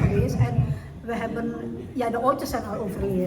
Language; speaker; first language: Dutch; early bilingual, heritage; Indonesian